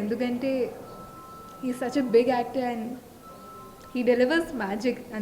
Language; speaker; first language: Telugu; non-native, local second language; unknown